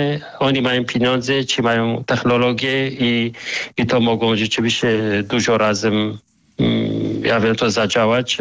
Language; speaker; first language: Polish; non-native, fluent; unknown